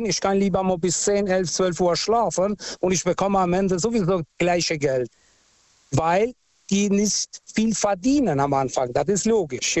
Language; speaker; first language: German; non-native, fluent; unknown